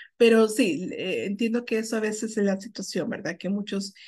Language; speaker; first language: Spanish; non-native, fluent; English